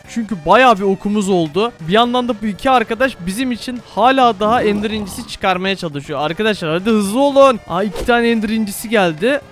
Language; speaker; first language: Turkish; native; Turkish